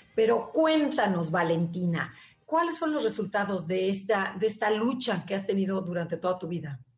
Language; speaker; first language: Spanish; native; Spanish